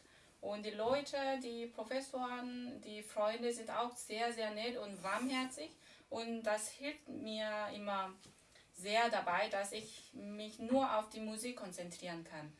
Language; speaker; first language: German; non-native, fluent; Korean